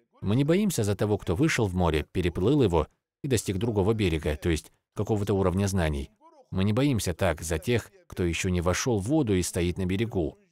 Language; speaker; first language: Russian; non-native, local second language; Avaric